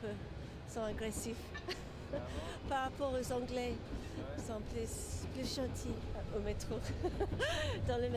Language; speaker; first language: French; non-native, fluent; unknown